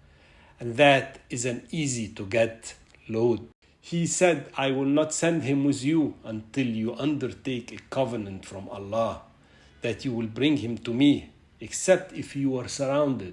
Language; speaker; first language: English; non-native, fluent; Arabic